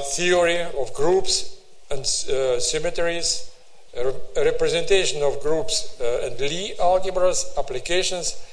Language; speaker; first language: English; non-native, fluent; Russian